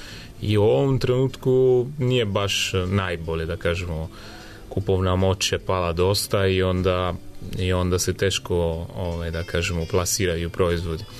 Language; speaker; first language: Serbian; non-native, fluent; Italian